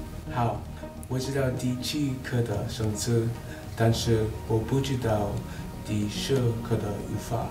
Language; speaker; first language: Chinese; non-native, learner; English